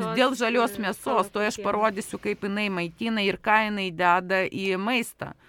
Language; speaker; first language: Lithuanian; non-native, local second language; Russian